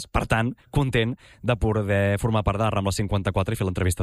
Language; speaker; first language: Catalan; native; Catalan